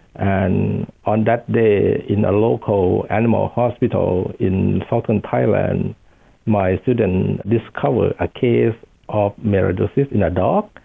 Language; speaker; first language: English; non-native, fluent; Thai